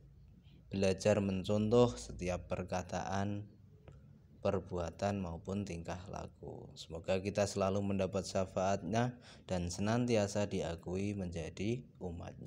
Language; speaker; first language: Indonesian; native; Indonesian